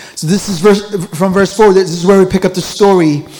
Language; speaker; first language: English; early bilingual, other home language; Korean